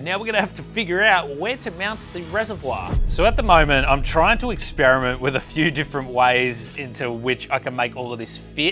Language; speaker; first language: English; native; English